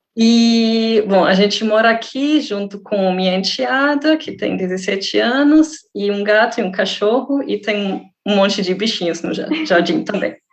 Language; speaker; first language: Portuguese; non-native, fluent; German